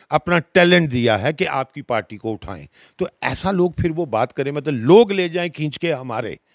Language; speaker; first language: Hindi; non-native, local second language; Dogri